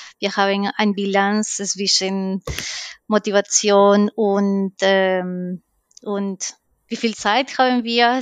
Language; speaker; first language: German; non-native, learner; Spanish